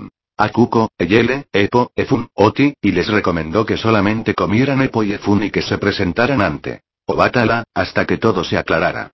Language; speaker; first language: Spanish; native; Spanish